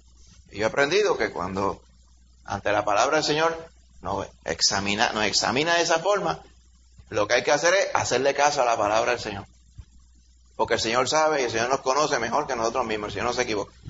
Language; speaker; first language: Spanish; native; Spanish